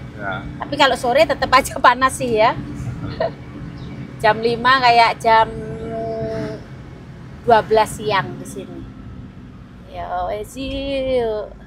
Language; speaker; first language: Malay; non-native, local second language; Javanese